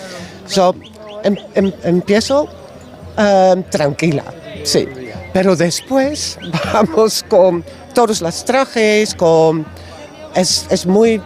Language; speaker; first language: Spanish; non-native, learner; Dutch